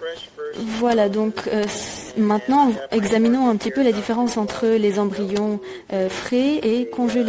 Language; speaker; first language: French; native; French